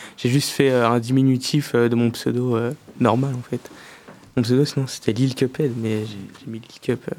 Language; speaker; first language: French; native; French